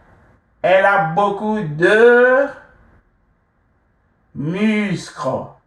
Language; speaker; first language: French; non-native, fluent; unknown